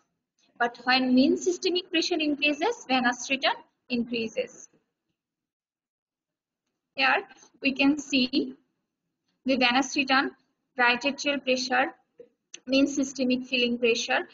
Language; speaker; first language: English; non-native, local second language; Bangla